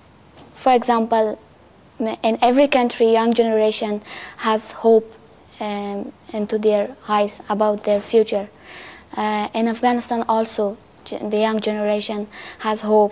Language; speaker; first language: English; non-native, learner; Persian